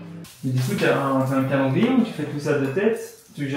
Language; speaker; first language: French; native; French